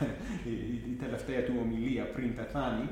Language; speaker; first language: Greek; non-native, fluent; English